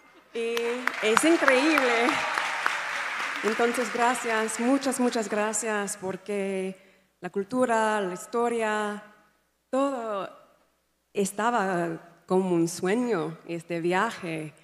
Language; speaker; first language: Spanish; non-native, learner; English